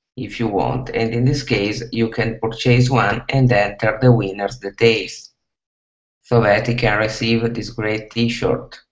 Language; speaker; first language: English; non-native, fluent; Italian